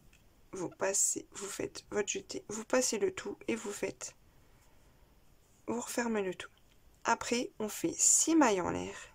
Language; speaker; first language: French; native; French